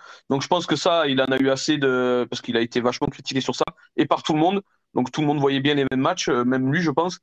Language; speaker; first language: French; native; French